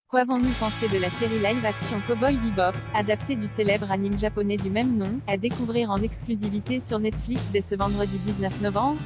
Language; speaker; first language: French; native; French